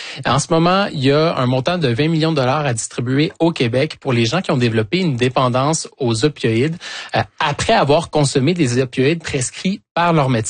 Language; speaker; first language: French; native; French